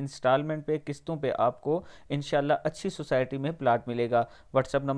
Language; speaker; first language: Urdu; non-native, local second language; Punjabi